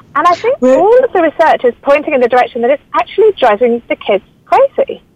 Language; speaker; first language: English; native; English